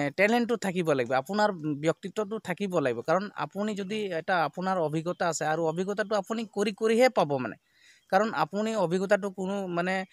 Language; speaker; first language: Assamese; non-native, local second language; Sadri